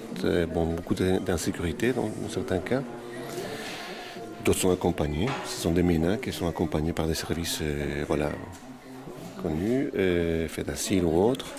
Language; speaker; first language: French; native; French